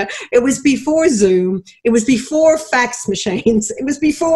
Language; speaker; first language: English; native; English